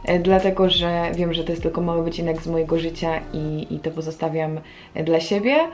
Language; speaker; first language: Polish; native; Polish